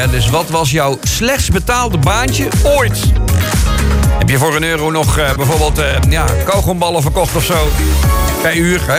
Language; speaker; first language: Dutch; native; Dutch